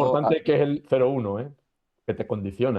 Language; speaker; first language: Spanish; native; Spanish